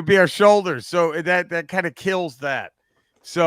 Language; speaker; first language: English; native; English